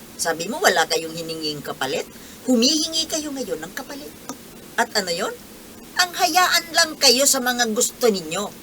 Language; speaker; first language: Filipino; native; Filipino